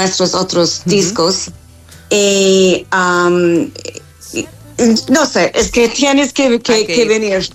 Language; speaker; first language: Spanish; non-native, learner; English